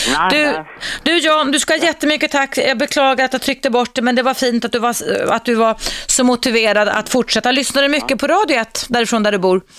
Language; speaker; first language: Swedish; native; Swedish